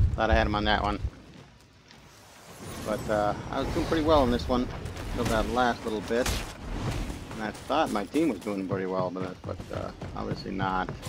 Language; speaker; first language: English; native; English